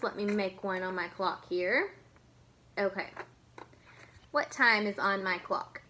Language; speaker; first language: English; native; English